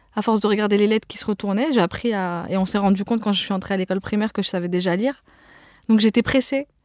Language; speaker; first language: French; early bilingual, other home language; Arabic